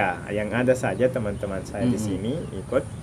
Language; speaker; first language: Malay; non-native, fluent; Arabic